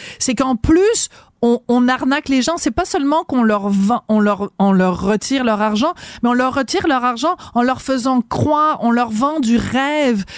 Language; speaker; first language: French; native; French